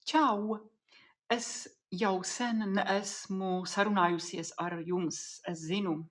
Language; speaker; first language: Latvian; non-native, fluent; Czech